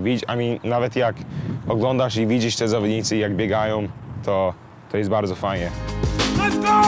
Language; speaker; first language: Polish; early bilingual, heritage; English